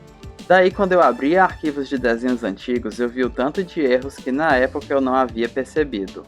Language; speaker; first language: Portuguese; native; Portuguese